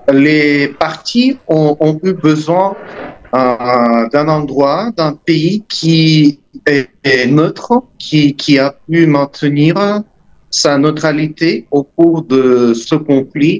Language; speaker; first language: French; non-native, fluent; Russian